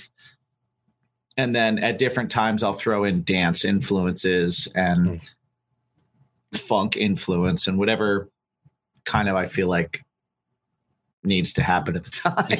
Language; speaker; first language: English; native; English